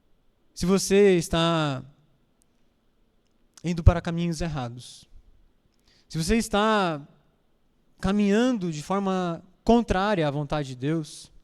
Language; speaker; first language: Portuguese; native; Portuguese